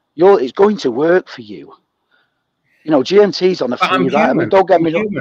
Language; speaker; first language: English; native; English